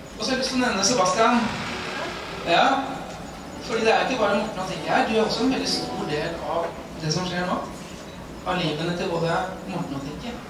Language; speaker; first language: Norwegian; native; Norwegian